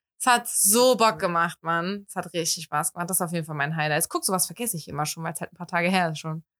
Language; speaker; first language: German; native; German